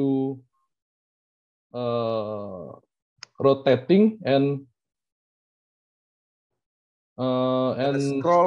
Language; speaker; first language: English; non-native, learner; Indonesian